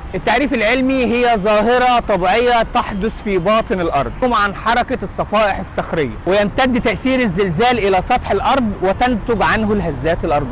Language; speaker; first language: Arabic; native; Arabic